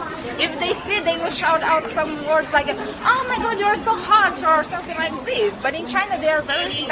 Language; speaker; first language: English; non-native, fluent; Portuguese